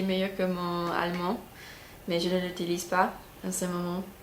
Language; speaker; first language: French; non-native, learner; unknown